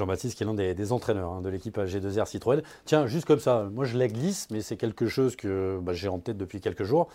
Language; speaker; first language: French; native; French